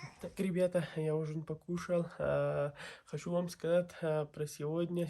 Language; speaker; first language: Russian; non-native, learner; Kyrgyz